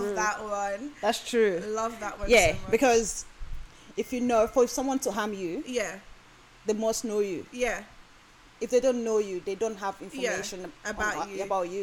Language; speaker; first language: English; non-native, local second language; Yoruba